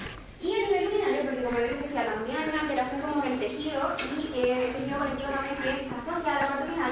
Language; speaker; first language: Spanish; native; Spanish